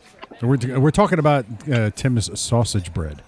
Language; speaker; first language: English; native; English